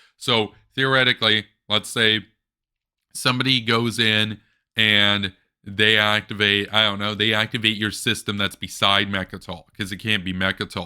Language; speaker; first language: English; native; English